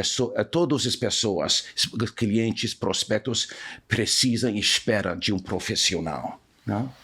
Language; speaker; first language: Portuguese; non-native, fluent; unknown